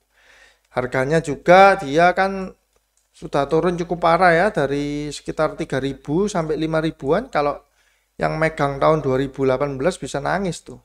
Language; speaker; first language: Indonesian; native; Indonesian